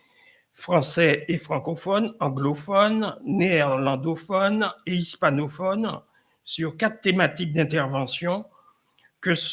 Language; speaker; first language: French; native; French